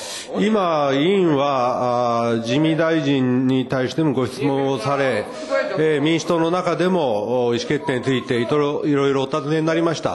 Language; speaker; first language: Japanese; native; Japanese